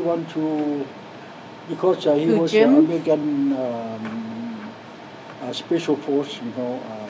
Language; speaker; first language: English; non-native, learner; Lao